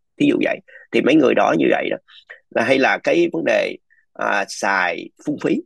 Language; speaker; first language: Vietnamese; early bilingual, other home language; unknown